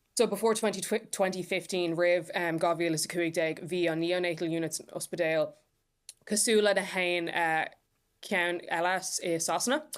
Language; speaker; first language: Irish; non-native, local second language; English